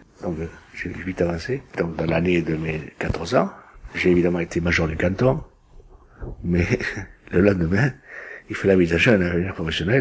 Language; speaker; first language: French; early bilingual, other home language; Spanish